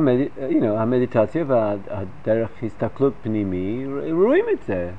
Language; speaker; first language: Hebrew; non-native, fluent; English